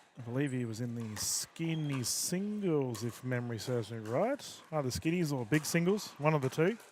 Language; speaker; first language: English; native; English